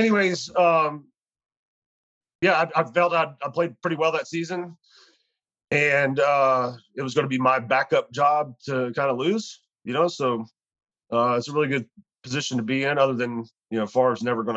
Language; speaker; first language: English; native; English